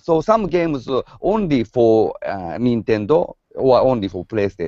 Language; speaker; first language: English; non-native, learner; Japanese